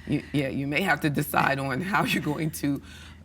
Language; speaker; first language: English; native; English